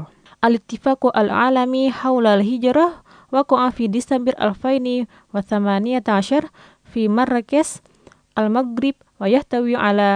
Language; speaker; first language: Arabic; non-native, fluent; Indonesian